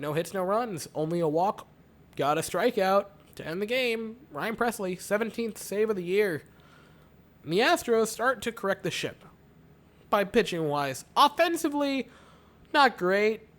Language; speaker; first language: English; native; English